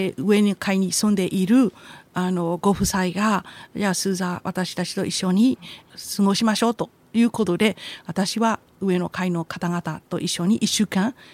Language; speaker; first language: Japanese; non-native, fluent; Burmese